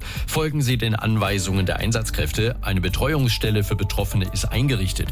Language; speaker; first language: German; native; German